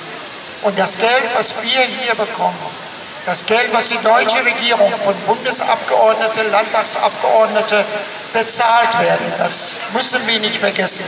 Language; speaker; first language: German; non-native, fluent; Persian